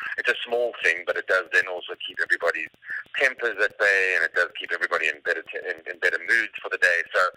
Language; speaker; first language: English; native; English